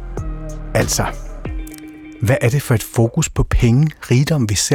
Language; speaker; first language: Danish; native; Danish